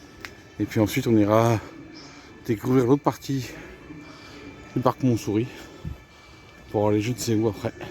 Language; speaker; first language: French; native; French